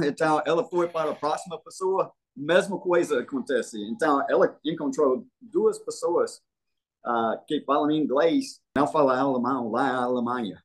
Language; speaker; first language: Portuguese; non-native, fluent; English